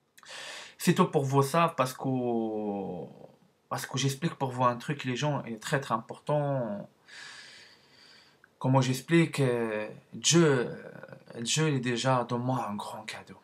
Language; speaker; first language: French; non-native, learner; Arabic